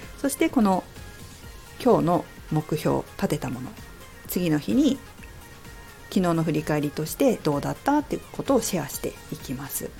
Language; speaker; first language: Japanese; native; Japanese